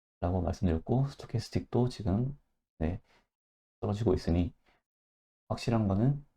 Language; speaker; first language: Korean; native; Korean